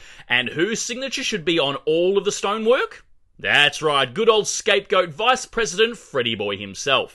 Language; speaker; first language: English; native; English